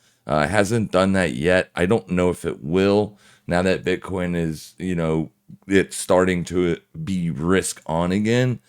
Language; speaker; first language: English; native; English